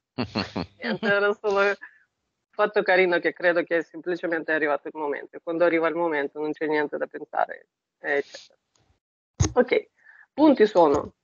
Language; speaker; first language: Italian; non-native, fluent; Russian